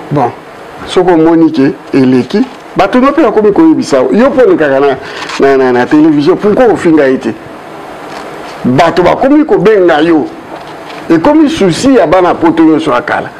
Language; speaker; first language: Lingala; native; Lingala